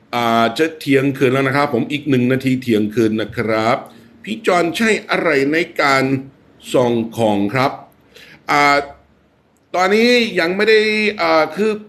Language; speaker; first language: Thai; non-native, fluent; English